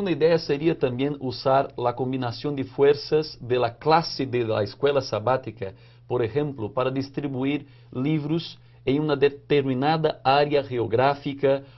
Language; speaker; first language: Spanish; non-native, fluent; Portuguese